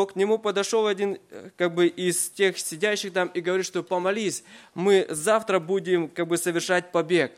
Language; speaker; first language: Russian; native; Russian